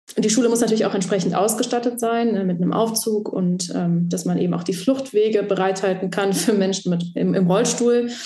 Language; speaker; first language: German; native; German